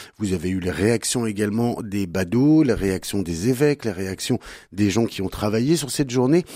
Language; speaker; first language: French; native; French